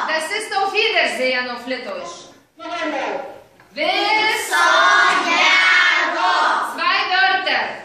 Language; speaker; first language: German; non-native, fluent; Lithuanian